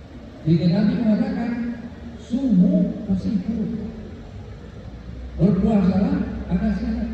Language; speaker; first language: Indonesian; non-native, local second language; Buginese